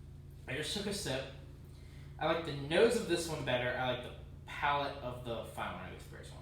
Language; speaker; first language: English; native; English